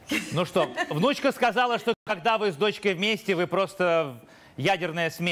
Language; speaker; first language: Russian; native; Russian